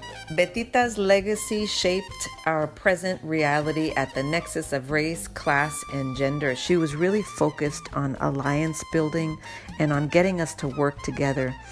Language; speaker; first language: English; early bilingual, other home language; Spanish